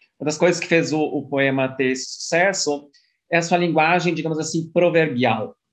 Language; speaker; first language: Portuguese; early bilingual, other home language; German